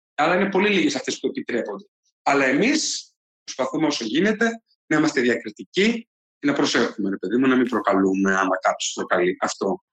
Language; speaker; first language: Greek; native; Greek